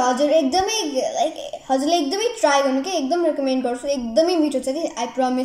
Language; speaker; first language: Nepali; early bilingual, heritage; Nepali